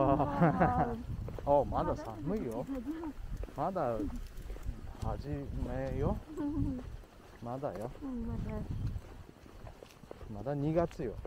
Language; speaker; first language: Japanese; non-native, learner; Indonesian